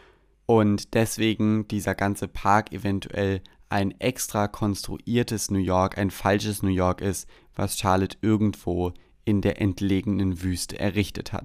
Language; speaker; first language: German; native; German